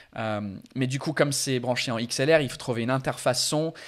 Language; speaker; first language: French; non-native, fluent; English